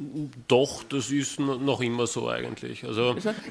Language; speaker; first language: German; native; German